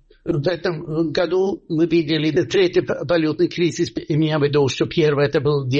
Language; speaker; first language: Russian; non-native, fluent; Swedish